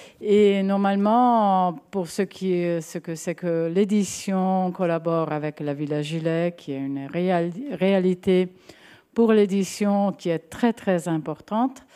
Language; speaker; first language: French; non-native, fluent; Italian